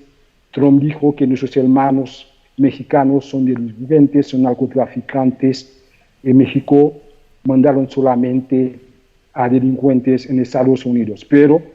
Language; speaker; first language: Spanish; non-native, fluent; Haitian Creole